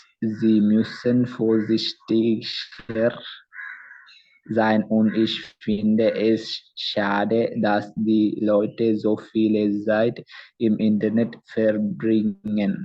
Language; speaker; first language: German; non-native, learner; Malayalam